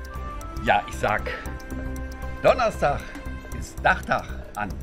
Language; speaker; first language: German; native; German